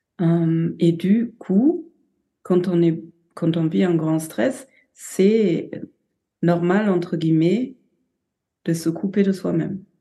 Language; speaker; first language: French; non-native, fluent; German